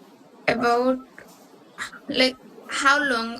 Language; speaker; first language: English; non-native, learner; Bangla